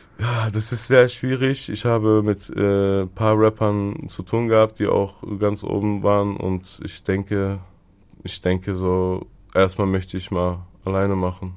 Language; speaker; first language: German; early bilingual, other home language; Turkish